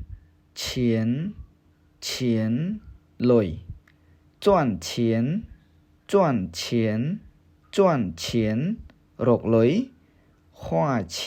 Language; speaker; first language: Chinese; non-native, fluent; Khmer